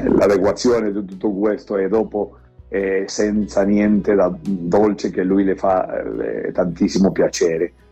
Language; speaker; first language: Italian; non-native, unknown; Romanian